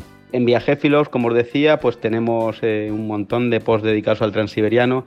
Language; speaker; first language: Spanish; native; Spanish